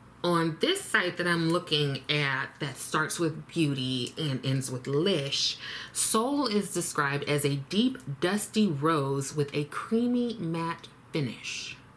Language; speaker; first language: English; native; English